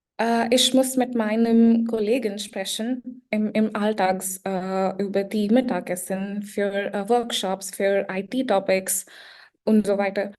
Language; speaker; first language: German; non-native, learner; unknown